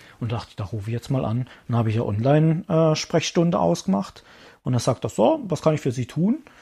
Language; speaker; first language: German; early bilingual, other home language; Italian